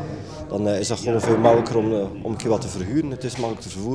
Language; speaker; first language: Dutch; native; Dutch